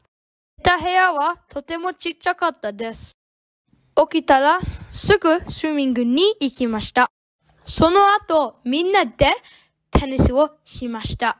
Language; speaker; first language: Japanese; non-native, fluent; English